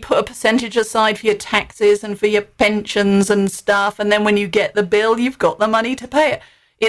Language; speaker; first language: English; native; English